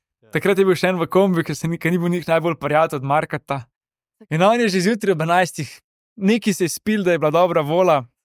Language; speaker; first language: Slovenian; native; Slovenian